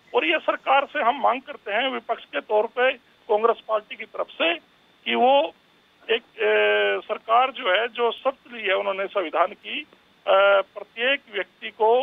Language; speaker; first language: Hindi; native; Hindi